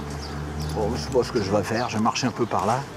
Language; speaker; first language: French; native; French